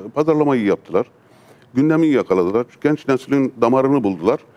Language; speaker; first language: Turkish; native; Turkish